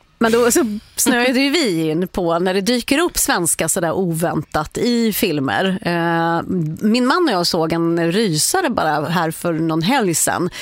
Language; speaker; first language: Swedish; native; Swedish